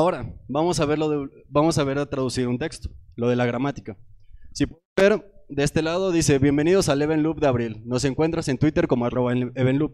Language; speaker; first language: Spanish; native; Spanish